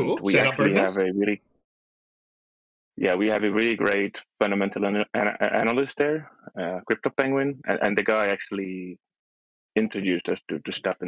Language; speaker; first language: English; non-native, fluent; Dutch